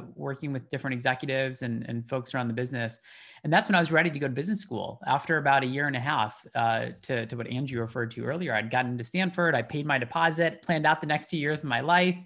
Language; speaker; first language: English; native; English